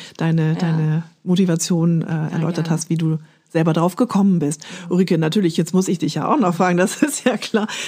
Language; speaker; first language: German; native; German